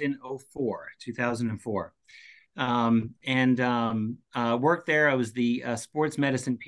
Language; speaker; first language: English; native; English